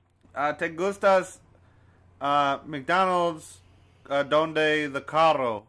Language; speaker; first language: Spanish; non-native, learner; English